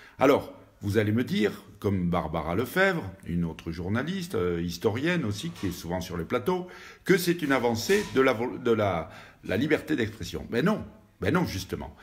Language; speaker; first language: French; native; French